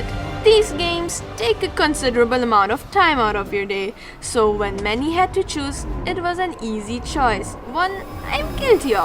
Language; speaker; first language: English; native; English